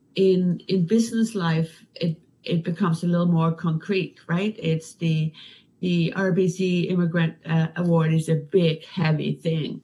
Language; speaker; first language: English; non-native, fluent; Danish